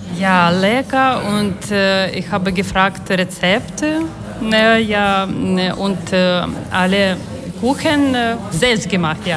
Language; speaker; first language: German; non-native, learner; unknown